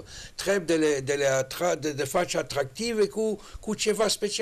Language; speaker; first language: Romanian; non-native, learner; French